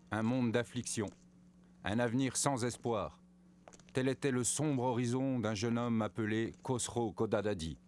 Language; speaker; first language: French; native; French